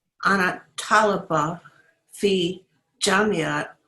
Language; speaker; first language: Arabic; non-native, learner; English